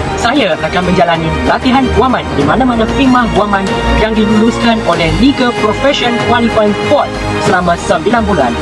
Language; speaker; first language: Malay; non-native, local second language; Chinese